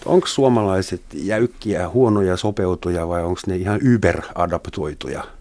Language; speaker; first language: Finnish; non-native, fluent; German